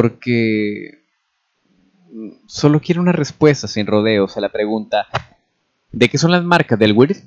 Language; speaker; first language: Spanish; native; Spanish